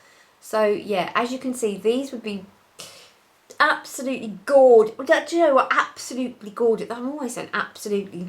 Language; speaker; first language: English; native; English